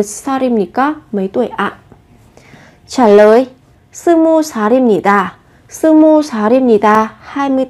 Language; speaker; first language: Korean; non-native, fluent; Vietnamese